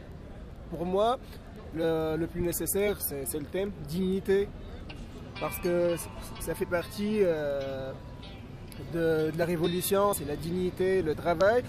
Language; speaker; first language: French; non-native, local second language; Arabic